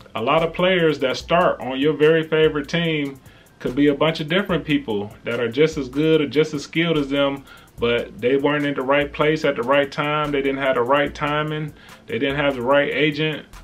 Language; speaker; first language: English; native; English